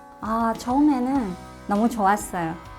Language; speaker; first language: Korean; non-native, fluent; Russian